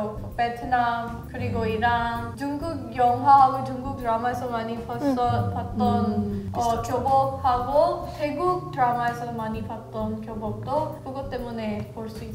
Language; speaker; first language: Korean; non-native, learner; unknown